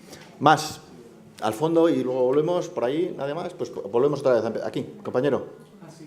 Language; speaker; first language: Spanish; native; Spanish